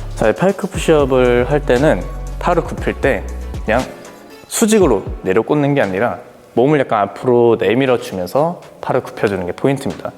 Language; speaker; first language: Korean; native; Korean